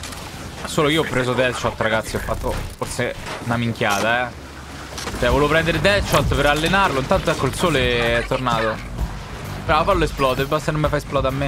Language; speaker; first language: Italian; native; Italian